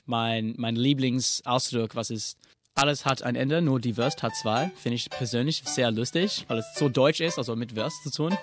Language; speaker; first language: German; non-native, fluent; English